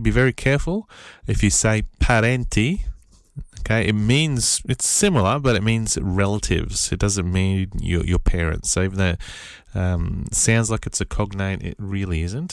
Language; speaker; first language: English; native; English